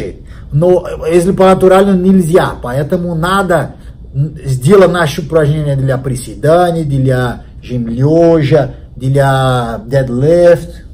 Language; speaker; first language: Russian; non-native, learner; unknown